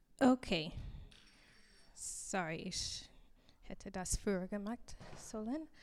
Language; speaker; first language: German; non-native, learner; English